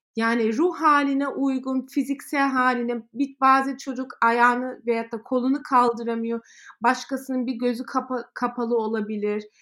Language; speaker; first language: Turkish; early bilingual, heritage; Turkish